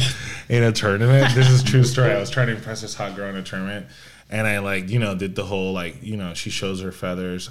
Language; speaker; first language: English; non-native, fluent; Spanish